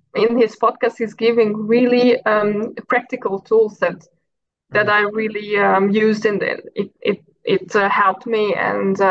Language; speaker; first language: English; non-native, fluent; Hungarian